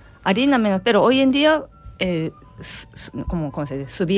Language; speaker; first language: Spanish; non-native, learner; Japanese